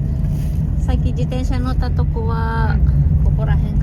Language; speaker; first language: Japanese; non-native, fluent; Filipino